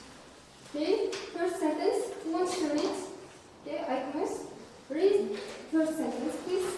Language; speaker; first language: English; non-native, learner; Kazakh